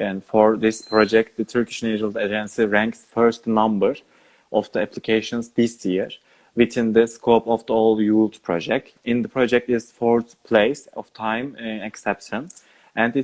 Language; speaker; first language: English; non-native, learner; Turkish